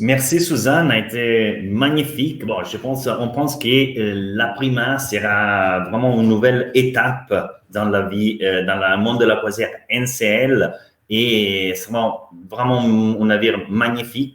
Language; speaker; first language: French; non-native, fluent; Italian